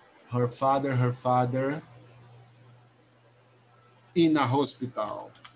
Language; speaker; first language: English; non-native, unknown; Portuguese